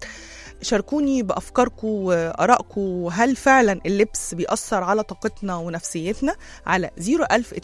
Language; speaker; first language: Arabic; native; Arabic